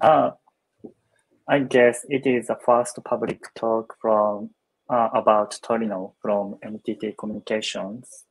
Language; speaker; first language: English; non-native, fluent; Japanese